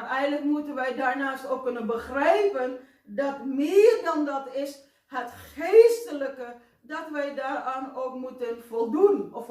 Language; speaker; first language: Dutch; non-native, fluent; Indonesian